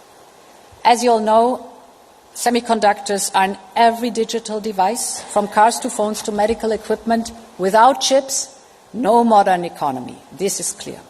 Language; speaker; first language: English; non-native, fluent; German